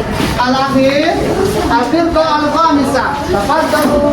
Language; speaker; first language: Arabic; non-native, fluent; Indonesian